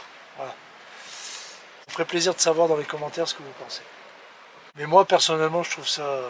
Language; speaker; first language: French; native; French